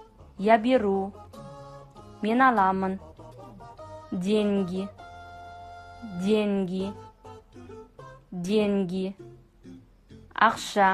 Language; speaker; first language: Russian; non-native, fluent; Kazakh